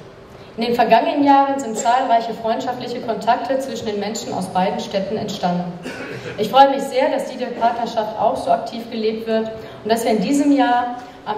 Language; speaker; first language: German; native; German